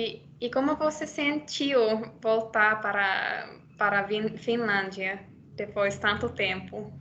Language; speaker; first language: Portuguese; non-native, learner; Finnish